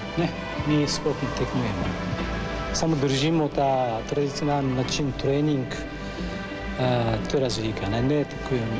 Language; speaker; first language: Slovenian; non-native, fluent; Japanese